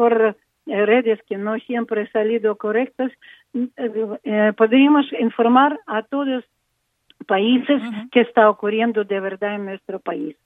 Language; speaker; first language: Spanish; non-native, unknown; Ukrainian